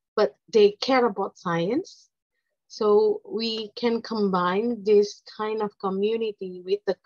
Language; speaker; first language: English; non-native, fluent; Indonesian